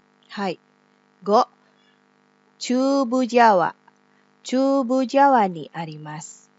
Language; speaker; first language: Japanese; non-native, learner; Indonesian